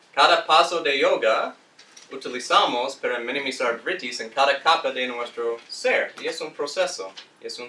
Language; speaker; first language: Spanish; non-native, fluent; English